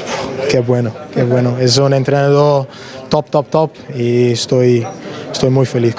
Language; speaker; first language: Spanish; non-native, learner; English